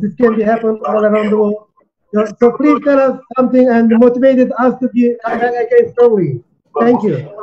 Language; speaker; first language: English; non-native, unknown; Turkish